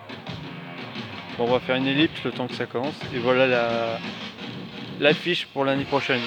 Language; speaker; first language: French; native; French